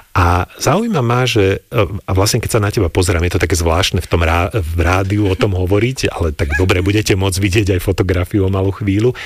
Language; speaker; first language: Slovak; native; Slovak